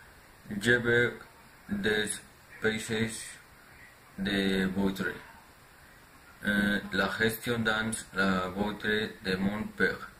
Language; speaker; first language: French; non-native, learner; Spanish